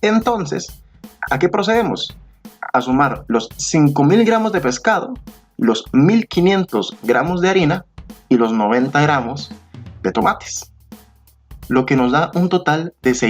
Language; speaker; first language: Spanish; native; Spanish